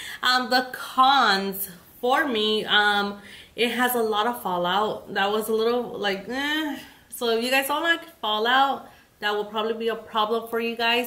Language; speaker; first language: English; early bilingual, other home language; Spanish